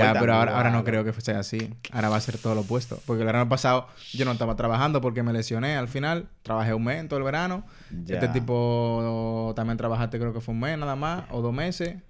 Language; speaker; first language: Spanish; native; Spanish